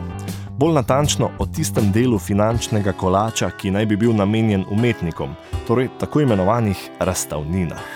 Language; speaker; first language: Slovenian; native; Slovenian